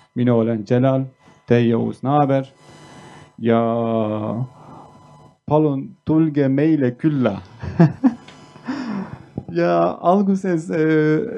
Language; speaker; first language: Estonian; non-native, fluent; Turkish